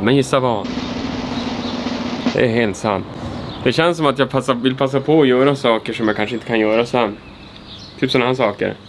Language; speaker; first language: Swedish; native; Swedish